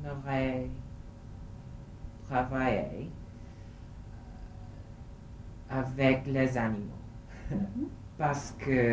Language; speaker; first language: French; non-native, learner; English